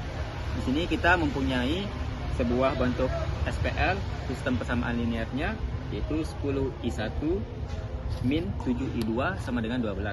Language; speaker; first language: Indonesian; native; Indonesian